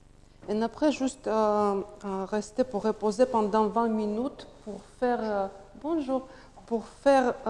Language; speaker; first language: French; non-native, learner; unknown